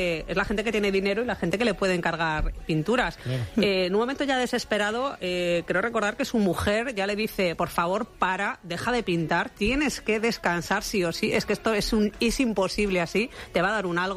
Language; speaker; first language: Spanish; native; Spanish